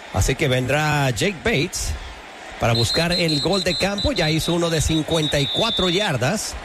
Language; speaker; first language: Spanish; native; Spanish